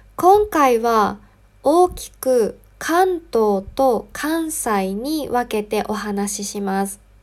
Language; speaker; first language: Japanese; native; Japanese